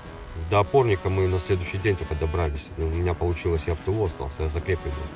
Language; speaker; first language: Russian; native; Russian